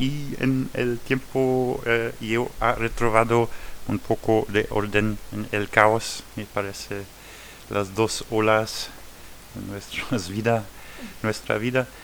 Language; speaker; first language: Spanish; non-native, learner; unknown